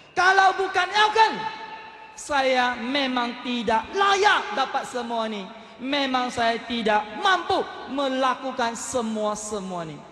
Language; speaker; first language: Malay; non-native, local second language; Chinese